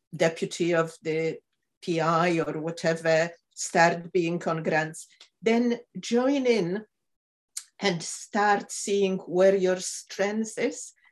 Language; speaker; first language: English; non-native, fluent; Polish